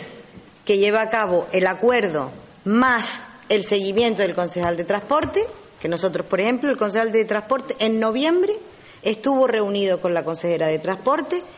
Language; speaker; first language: Spanish; native; Spanish